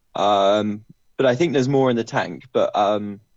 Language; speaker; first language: English; native; English